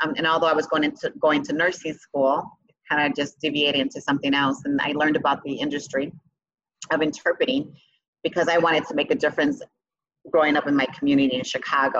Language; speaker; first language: English; early bilingual, other home language; Spanish